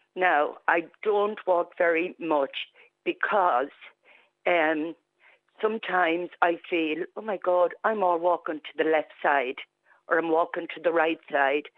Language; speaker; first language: English; native; English